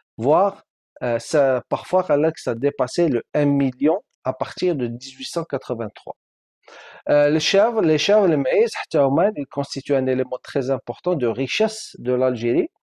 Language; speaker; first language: French; non-native, local second language; Arabic